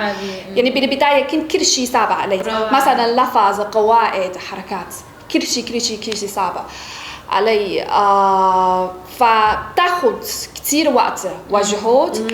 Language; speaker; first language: Arabic; non-native, fluent; Chinese